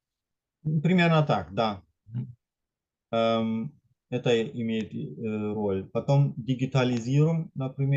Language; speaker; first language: Russian; non-native, fluent; German